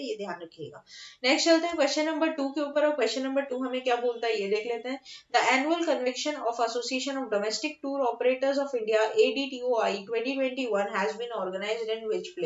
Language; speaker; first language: Hindi; native; Hindi